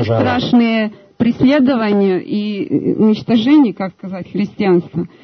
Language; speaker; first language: Russian; non-native, learner; Serbian